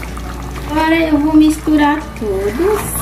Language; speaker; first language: Portuguese; non-native, fluent; Haitian Creole